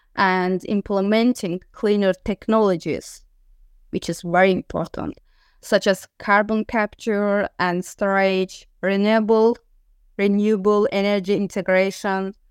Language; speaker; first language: English; non-native, learner; Azerbaijani